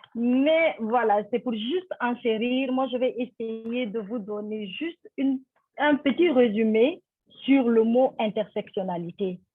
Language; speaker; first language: French; non-native, local second language; Fula